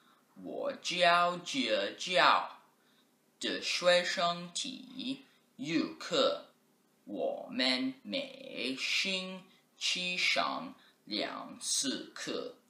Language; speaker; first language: Chinese; non-native, learner; English